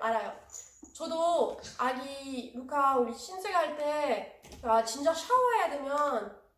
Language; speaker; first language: Korean; non-native, learner; French